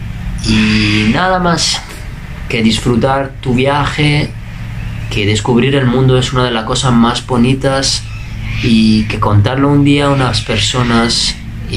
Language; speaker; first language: Spanish; non-native, fluent; Italian